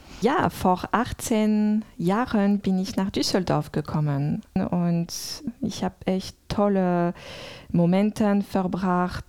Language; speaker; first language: German; non-native, fluent; French